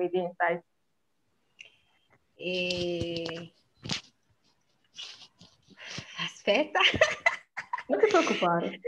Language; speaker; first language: Italian; non-native, fluent; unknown